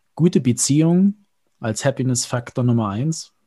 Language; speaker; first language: German; native; German